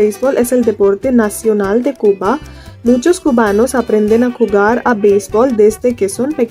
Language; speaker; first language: Spanish; non-native, learner; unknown